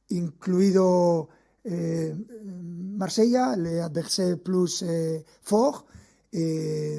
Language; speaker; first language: French; non-native, fluent; Spanish